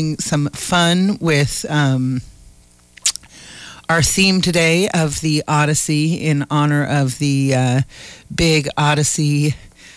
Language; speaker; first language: English; native; English